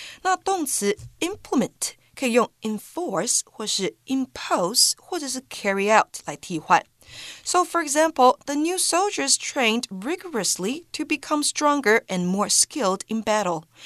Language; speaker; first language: English; non-native, fluent; Chinese